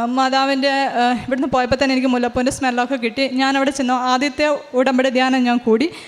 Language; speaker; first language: Malayalam; native; Malayalam